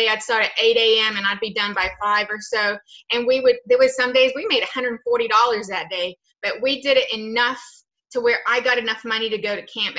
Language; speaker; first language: English; native; English